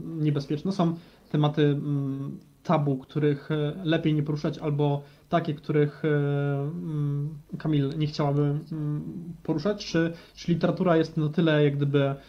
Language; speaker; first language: Polish; native; Polish